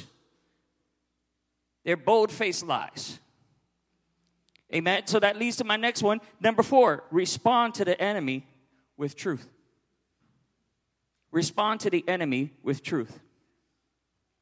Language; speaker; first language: English; native; English